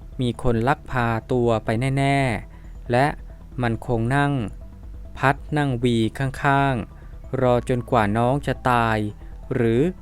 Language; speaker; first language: Thai; native; Thai